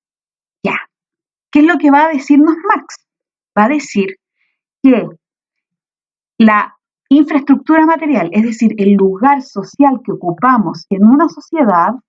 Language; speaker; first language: Spanish; native; Spanish